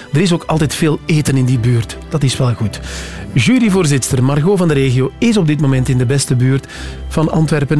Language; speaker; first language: Dutch; native; Dutch